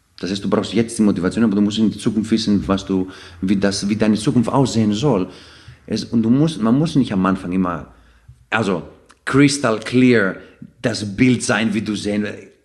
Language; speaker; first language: German; non-native, fluent; Greek